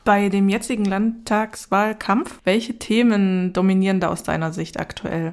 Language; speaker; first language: German; native; German